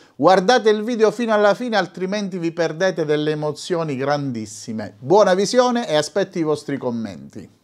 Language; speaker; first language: Italian; native; Italian